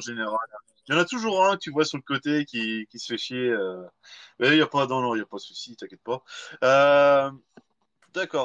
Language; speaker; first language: French; native; French